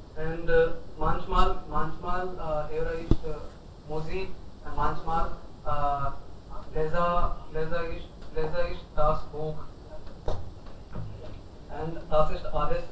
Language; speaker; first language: German; non-native, learner; Hindi